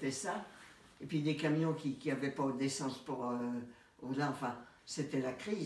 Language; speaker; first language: French; native; French